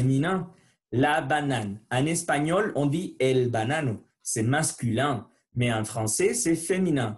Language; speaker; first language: French; non-native, learner; Spanish